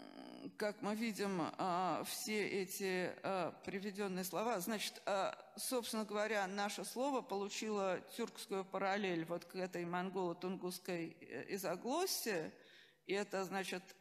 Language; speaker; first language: Russian; native; Russian